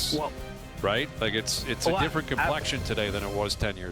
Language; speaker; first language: English; native; English